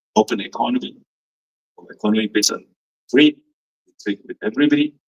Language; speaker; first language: English; non-native, local second language; Malay